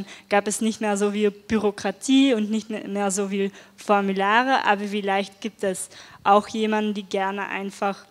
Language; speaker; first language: German; non-native, fluent; Dutch